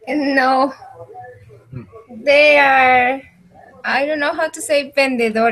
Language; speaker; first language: English; non-native, learner; Spanish